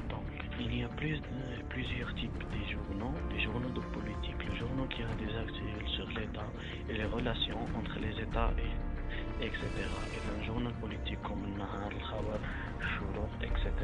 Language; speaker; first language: French; non-native, learner; Arabic